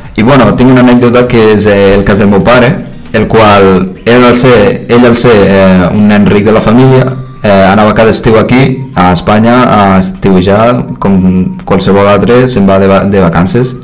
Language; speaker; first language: Catalan; early bilingual, other home language; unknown